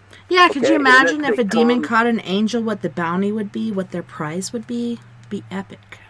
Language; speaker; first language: English; native; English